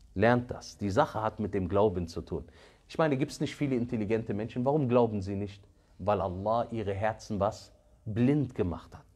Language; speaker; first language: German; early bilingual, other home language; Arabic